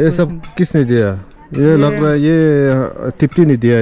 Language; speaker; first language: Hindi; non-native, local second language; Tibetan